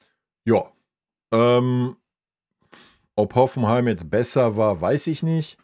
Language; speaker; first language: German; native; German